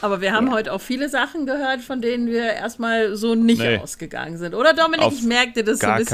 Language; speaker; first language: German; native; German